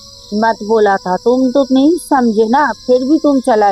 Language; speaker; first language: Hindi; non-native, local second language; Bangla